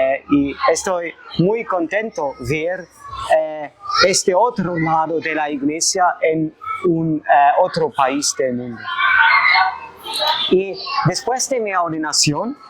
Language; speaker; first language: Spanish; non-native, fluent; German